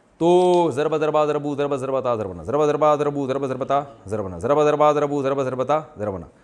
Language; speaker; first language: Urdu; native; Urdu